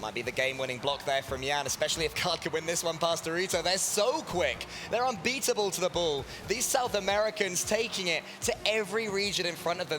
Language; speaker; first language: English; native; English